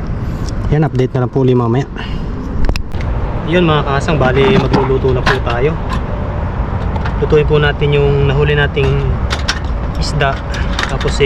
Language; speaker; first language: Filipino; native; Filipino